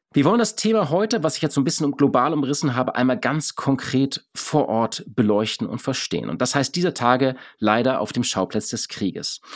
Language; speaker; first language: German; native; German